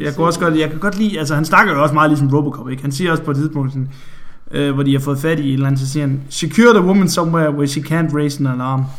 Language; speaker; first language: Danish; native; Danish